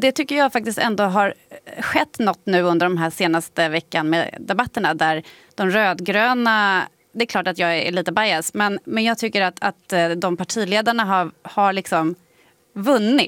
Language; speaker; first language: Swedish; native; Swedish